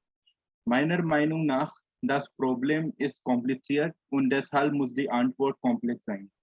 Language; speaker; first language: German; non-native, fluent; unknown